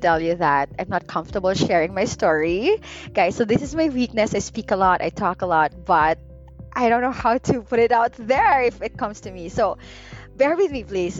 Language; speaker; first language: English; non-native, local second language; Cebuano